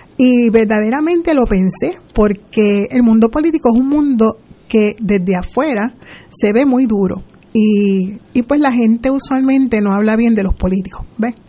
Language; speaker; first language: Spanish; native; Spanish